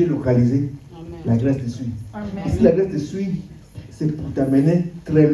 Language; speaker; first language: French; non-native, local second language; Lingala